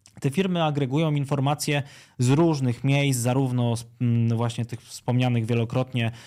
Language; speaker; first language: Polish; native; Polish